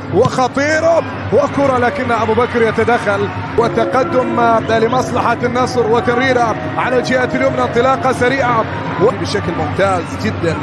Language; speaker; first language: Arabic; native; Arabic